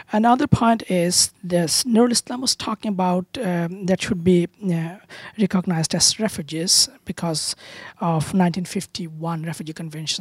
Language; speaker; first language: English; non-native, local second language; Bangla